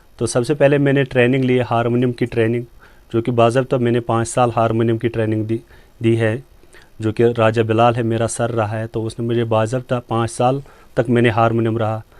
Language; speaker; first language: Hindi; non-native, local second language; Kashmiri